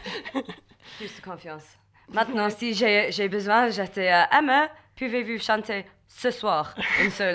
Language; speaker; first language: French; non-native, learner; English